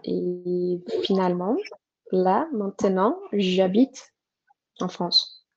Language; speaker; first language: French; non-native, fluent; Portuguese